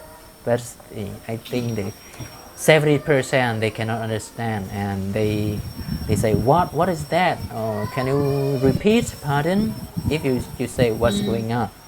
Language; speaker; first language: English; non-native, fluent; Vietnamese